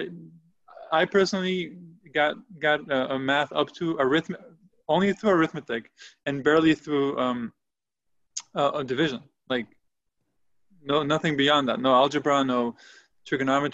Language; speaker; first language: English; non-native, fluent; Hebrew